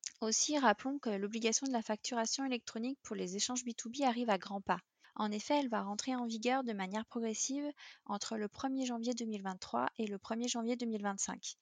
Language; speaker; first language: French; native; French